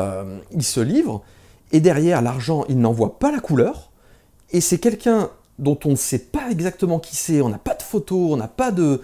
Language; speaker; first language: French; native; French